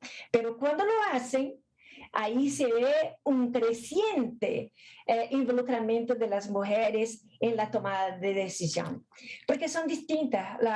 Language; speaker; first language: Spanish; non-native, fluent; Portuguese